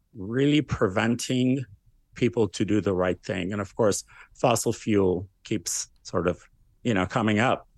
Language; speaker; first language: English; early bilingual, other home language; Armenian